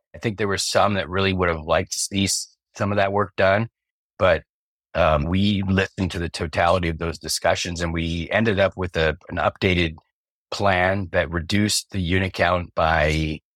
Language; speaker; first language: English; native; English